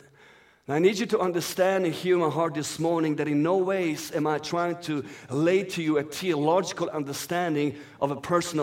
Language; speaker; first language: English; non-native, fluent; Persian